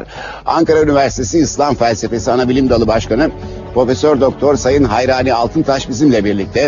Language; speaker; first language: Turkish; native; Turkish